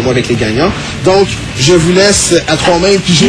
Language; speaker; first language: French; native; French